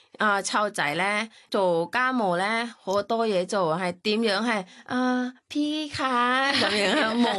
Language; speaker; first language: Cantonese; non-native, fluent; Thai